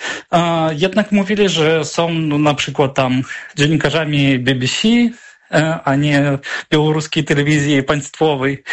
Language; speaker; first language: Polish; non-native, fluent; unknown